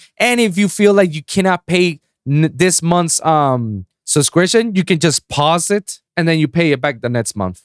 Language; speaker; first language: English; non-native, local second language; Spanish